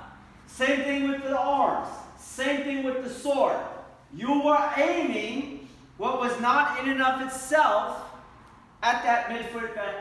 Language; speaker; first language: English; native; English